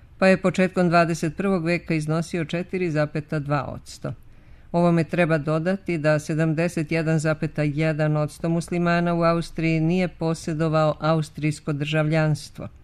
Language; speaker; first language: Bosnian; native; Bosnian